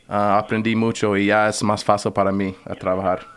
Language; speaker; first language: Spanish; non-native, fluent; English